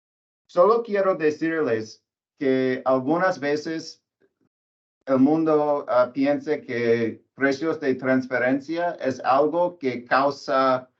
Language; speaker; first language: Spanish; non-native, learner; English